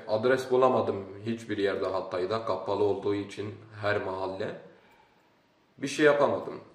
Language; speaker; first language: Turkish; early bilingual, other home language; Arabic